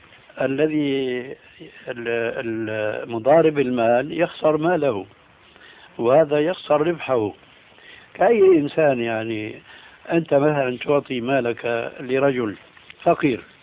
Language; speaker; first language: Arabic; early bilingual, other home language; Albanian